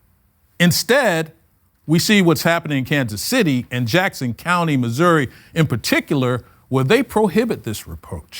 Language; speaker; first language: English; native; English